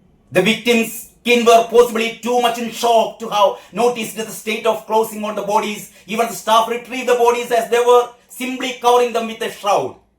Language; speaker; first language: English; non-native, local second language; Malayalam